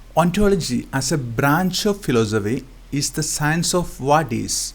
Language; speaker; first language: English; non-native, local second language; Malayalam